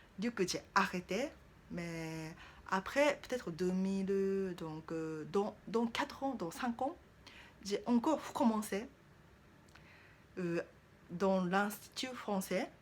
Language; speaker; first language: French; non-native, learner; Japanese